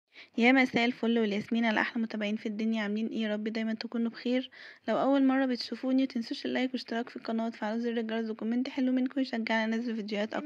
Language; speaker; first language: Arabic; native; Arabic